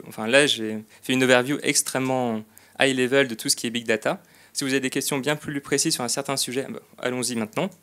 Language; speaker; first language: French; native; French